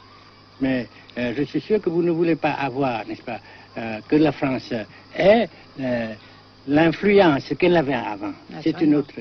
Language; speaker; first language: French; non-native, fluent; Vietnamese